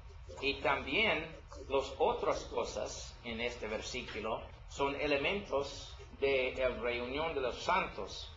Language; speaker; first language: Spanish; non-native, learner; English